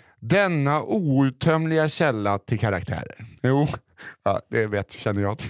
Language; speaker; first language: Swedish; native; Swedish